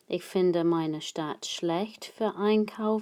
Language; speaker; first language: German; non-native, fluent; English